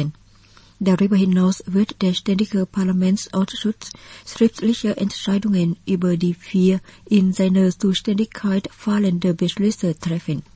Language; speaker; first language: German; non-native, fluent; Vietnamese